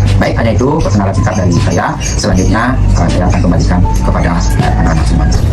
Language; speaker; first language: Indonesian; non-native, local second language; Balinese